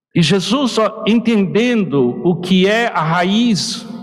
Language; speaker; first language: Portuguese; non-native, fluent; English